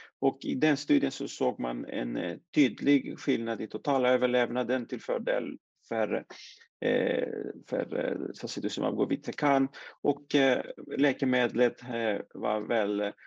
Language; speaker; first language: Swedish; non-native, fluent; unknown